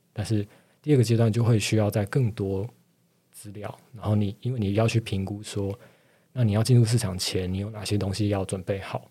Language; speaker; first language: Chinese; native; Chinese